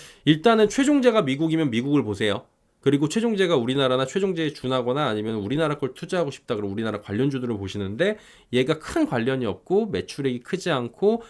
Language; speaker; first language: Korean; native; Korean